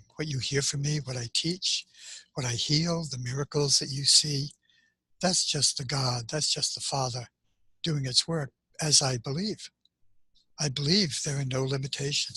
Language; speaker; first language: English; native; English